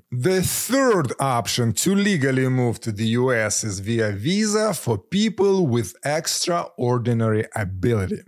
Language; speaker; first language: English; non-native, fluent; Ukrainian